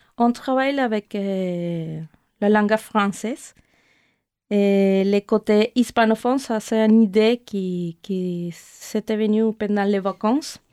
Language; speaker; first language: French; non-native, fluent; Spanish